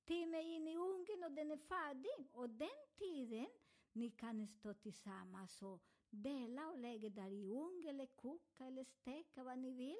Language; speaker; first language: Swedish; non-native, learner; Spanish